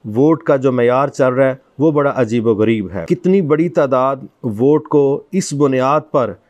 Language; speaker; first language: Urdu; non-native, local second language; Punjabi